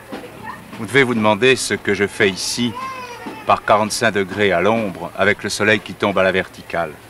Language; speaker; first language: French; native; French